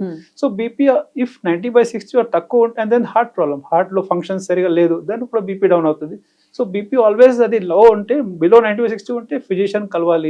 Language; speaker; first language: Telugu; non-native, fluent; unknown